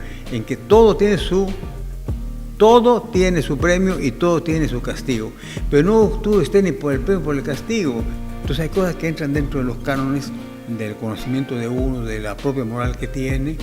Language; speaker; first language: Spanish; native; Spanish